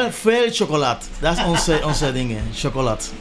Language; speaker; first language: Dutch; non-native, learner; Spanish